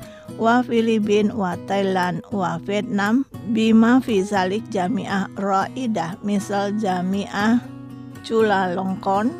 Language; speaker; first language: Arabic; non-native, fluent; Indonesian